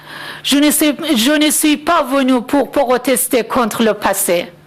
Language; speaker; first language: French; non-native, fluent; Persian